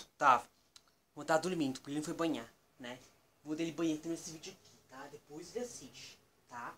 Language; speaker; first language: Portuguese; native; Portuguese